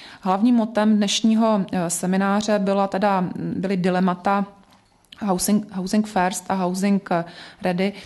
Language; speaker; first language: Czech; native; Czech